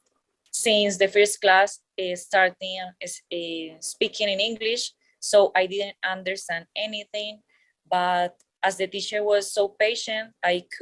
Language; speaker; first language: English; non-native, learner; Spanish